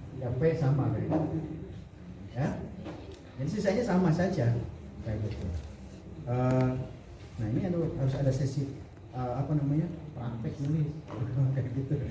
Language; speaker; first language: Indonesian; non-native, local second language; Sundanese